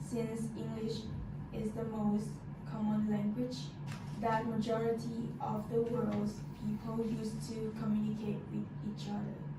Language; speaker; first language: English; non-native, fluent; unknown